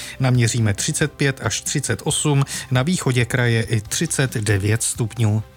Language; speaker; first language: Czech; native; Czech